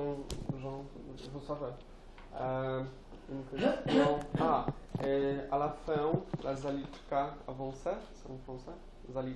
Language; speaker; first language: French; non-native, learner; Polish